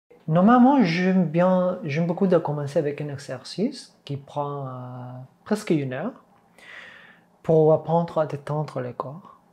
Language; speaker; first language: French; non-native, fluent; Catalan